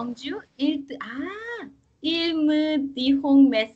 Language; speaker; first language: French; non-native, learner; Korean